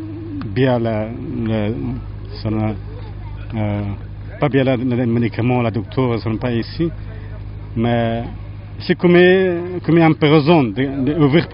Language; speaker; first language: French; non-native, learner; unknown